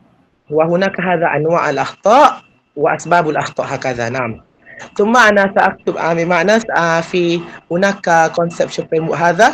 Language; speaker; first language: Arabic; non-native, fluent; Malay